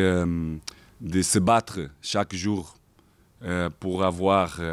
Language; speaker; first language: French; non-native, fluent; Portuguese